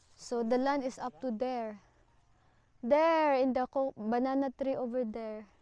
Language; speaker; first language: English; non-native, local second language; Cebuano